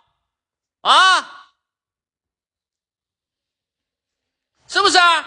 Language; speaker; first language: Chinese; native; Chinese